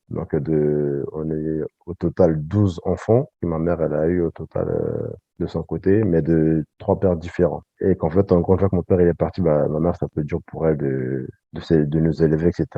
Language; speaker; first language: French; early bilingual, other home language; Sango